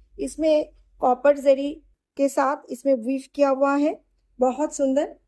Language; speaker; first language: Hindi; non-native, local second language; Bangla